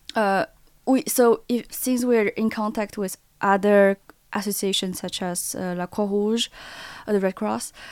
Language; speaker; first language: English; non-native, learner; Chinese